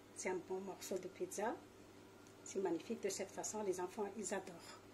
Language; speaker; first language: French; non-native, local second language; Arabic